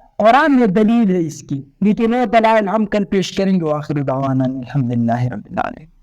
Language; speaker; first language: Urdu; non-native, local second language; Pashto